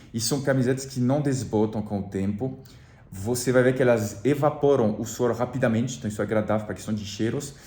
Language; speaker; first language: Portuguese; non-native, fluent; French